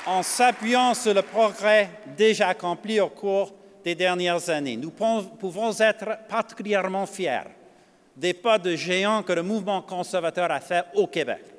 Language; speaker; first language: French; non-native, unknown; English